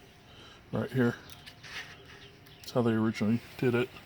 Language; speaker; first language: English; native; English